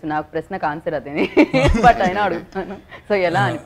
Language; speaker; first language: Telugu; native; Telugu